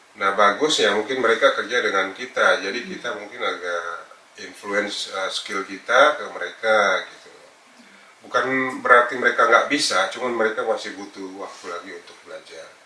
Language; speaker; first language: Indonesian; native; Indonesian